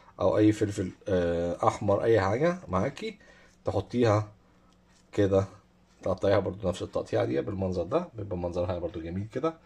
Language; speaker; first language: Arabic; native; Arabic